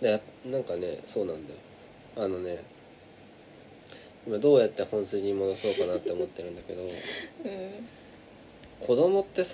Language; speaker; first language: Japanese; native; Japanese